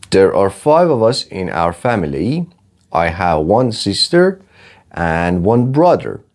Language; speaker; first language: English; non-native, fluent; Persian